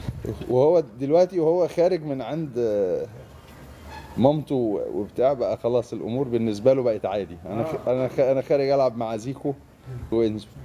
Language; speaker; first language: Arabic; native; Arabic